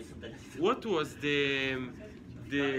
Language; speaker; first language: English; non-native, learner; Italian